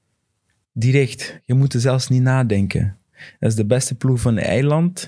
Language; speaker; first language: Dutch; non-native, fluent; Portuguese